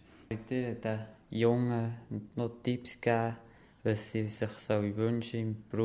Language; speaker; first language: German; native; German